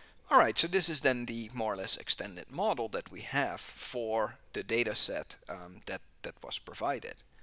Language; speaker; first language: English; non-native, fluent; Dutch